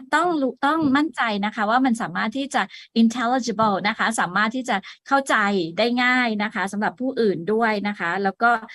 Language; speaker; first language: Thai; native; Thai